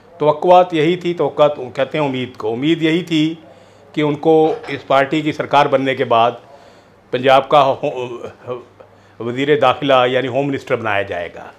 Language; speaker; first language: Hindi; non-native, local second language; Punjabi